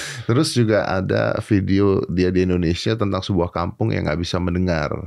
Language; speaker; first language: Indonesian; native; Indonesian